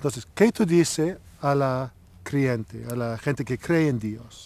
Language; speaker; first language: Spanish; non-native, learner; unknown